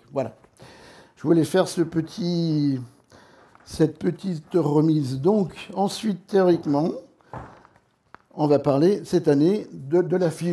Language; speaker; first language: French; native; French